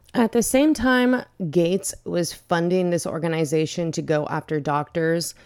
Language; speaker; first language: English; native; English